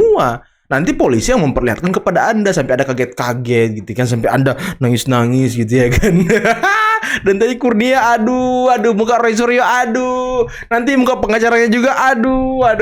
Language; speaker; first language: Indonesian; native; Indonesian